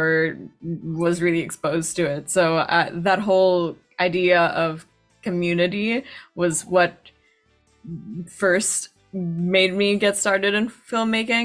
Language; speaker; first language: English; non-native, local second language; Filipino